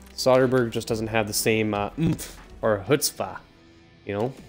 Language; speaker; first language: English; native; English